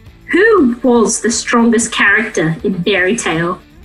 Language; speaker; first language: English; native; English